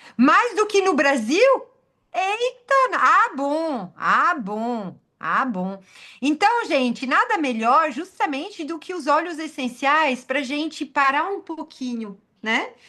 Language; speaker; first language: Portuguese; non-native, fluent; French